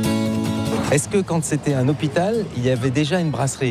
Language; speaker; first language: French; native; French